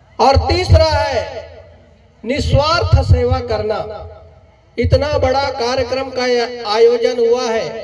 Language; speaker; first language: Hindi; non-native, local second language; Gondi